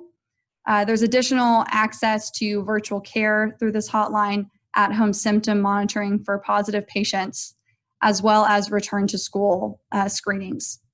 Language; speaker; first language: English; native; English